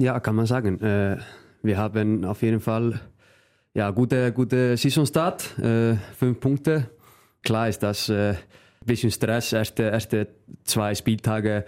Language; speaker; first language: German; non-native, fluent; Icelandic